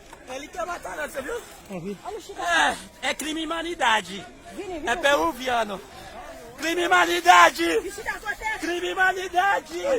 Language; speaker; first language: Portuguese; non-native, learner; Haitian Creole